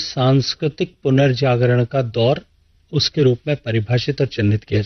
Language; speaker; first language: Hindi; native; Hindi